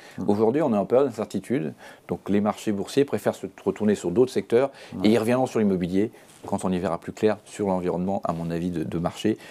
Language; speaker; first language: French; native; French